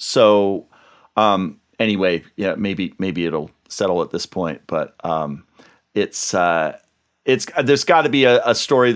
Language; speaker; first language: English; native; English